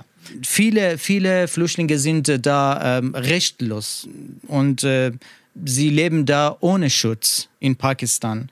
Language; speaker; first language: German; non-native, learner; Persian